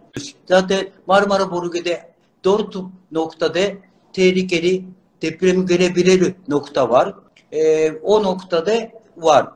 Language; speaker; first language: Turkish; non-native, learner; Japanese